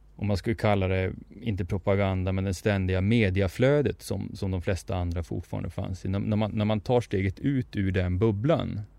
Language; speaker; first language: Swedish; native; Swedish